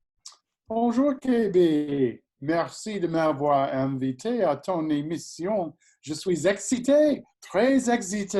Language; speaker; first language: French; non-native, learner; English